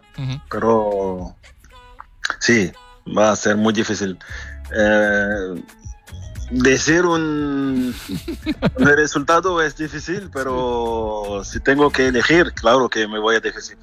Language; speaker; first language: Spanish; non-native, fluent; French